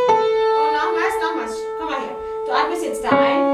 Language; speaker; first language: German; native; German